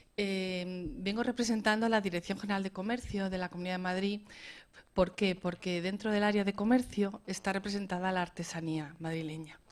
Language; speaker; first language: Spanish; native; Spanish